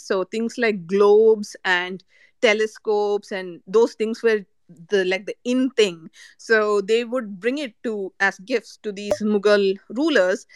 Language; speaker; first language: English; non-native, local second language; Malayalam